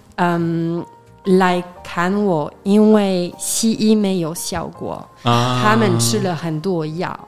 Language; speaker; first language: Chinese; non-native, fluent; French